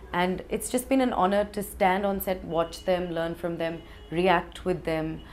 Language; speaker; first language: Hindi; early bilingual, heritage; Hindi